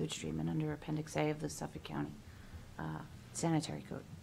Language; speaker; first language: English; native; English